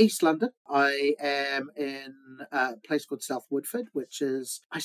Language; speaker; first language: English; native; English